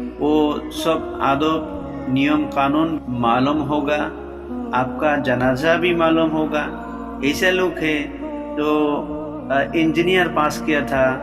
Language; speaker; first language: Hindi; non-native, local second language; Bangla